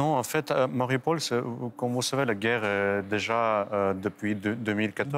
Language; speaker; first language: French; non-native, fluent; Ukrainian